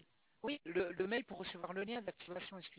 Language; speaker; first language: French; native; French